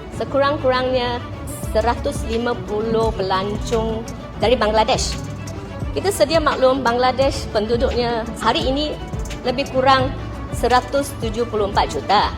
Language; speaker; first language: Malay; native; Malay